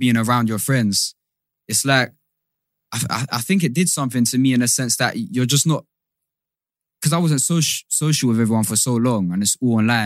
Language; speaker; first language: English; native; English